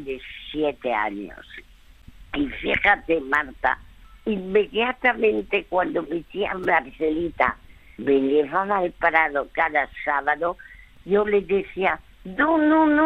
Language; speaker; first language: Spanish; early bilingual, other home language; French